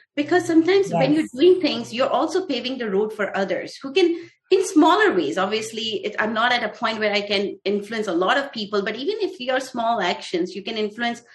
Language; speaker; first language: English; non-native, local second language; Hindi